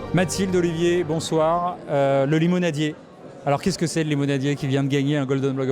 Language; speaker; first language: French; native; French